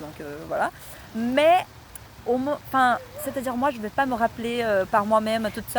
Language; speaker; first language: French; non-native, fluent; Portuguese